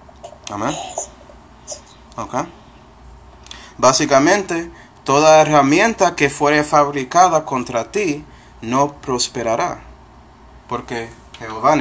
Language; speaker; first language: Spanish; non-native, fluent; English